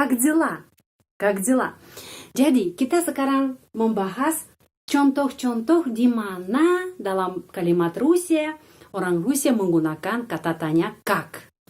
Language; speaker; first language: Indonesian; non-native, fluent; Russian